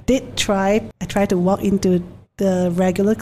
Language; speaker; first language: English; non-native, local second language; Min Nan Chinese